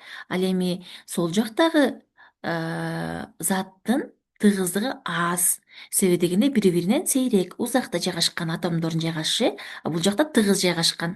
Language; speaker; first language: Kyrgyz; native; Kyrgyz